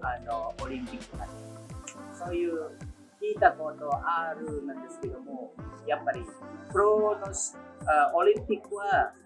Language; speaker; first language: Japanese; non-native, fluent; Indonesian